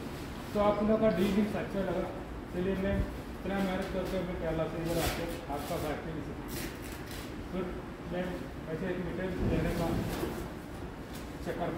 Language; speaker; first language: Hindi; non-native, local second language; Malayalam